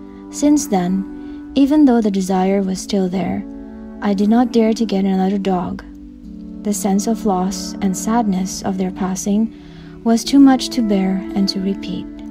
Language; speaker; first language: English; non-native, fluent; Indonesian